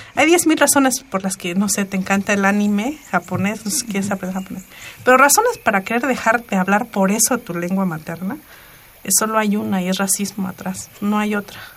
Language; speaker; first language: Spanish; non-native, local second language; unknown